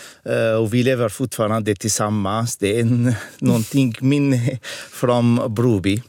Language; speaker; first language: Swedish; non-native, fluent; Arabic